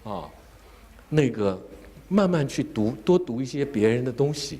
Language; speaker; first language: Chinese; native; Chinese